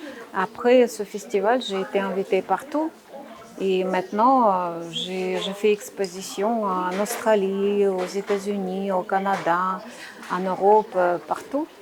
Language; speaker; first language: French; non-native, learner; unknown